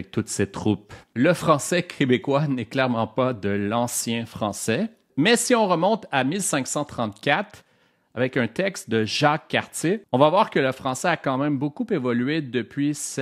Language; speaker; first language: French; native; French